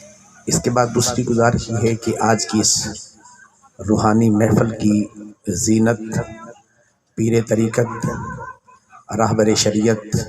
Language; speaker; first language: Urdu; non-native, local second language; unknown